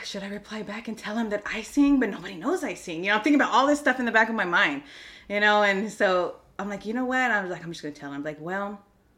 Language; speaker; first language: English; native; English